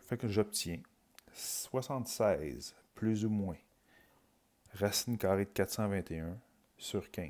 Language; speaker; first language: French; native; French